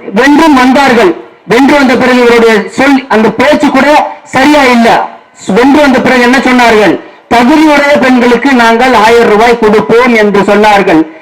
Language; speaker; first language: Tamil; non-native, local second language; Kannada